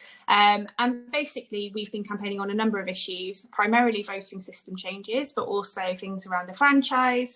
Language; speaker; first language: English; native; English